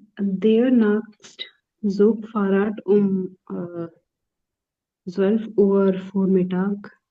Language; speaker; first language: German; non-native, learner; Hindi